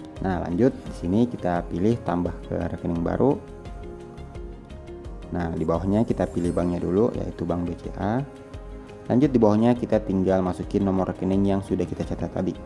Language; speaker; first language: Indonesian; native; Indonesian